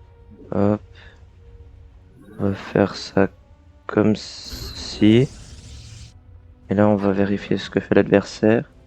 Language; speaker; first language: French; native; French